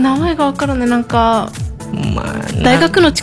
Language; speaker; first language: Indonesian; non-native, learner; Japanese